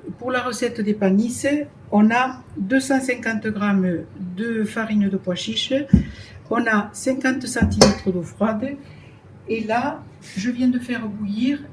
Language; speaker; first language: French; native; French